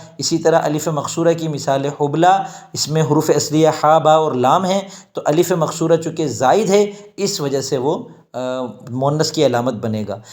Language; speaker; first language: Urdu; native; Urdu